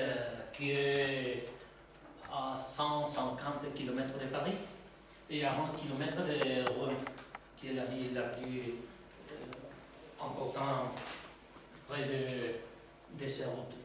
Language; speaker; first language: French; non-native, learner; Spanish